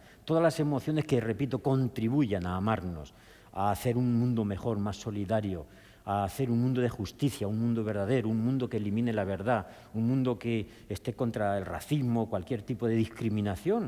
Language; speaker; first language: Spanish; native; Spanish